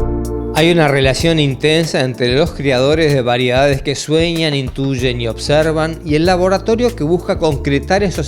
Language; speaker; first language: Spanish; native; Spanish